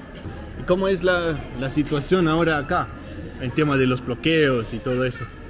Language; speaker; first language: Spanish; non-native, learner; Danish